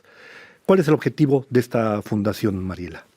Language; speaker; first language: Spanish; native; Spanish